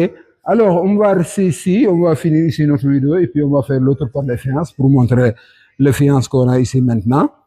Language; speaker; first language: French; non-native, local second language; Wolof